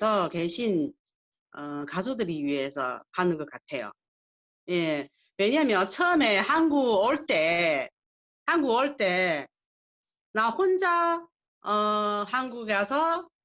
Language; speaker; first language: Korean; non-native, learner; Chinese